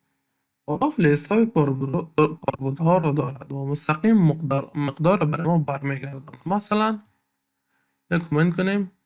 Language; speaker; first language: Persian; native; Persian